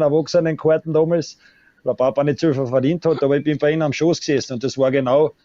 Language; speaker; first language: German; native; German